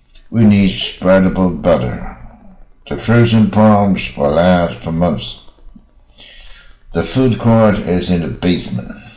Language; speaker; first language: English; non-native, fluent; Chinese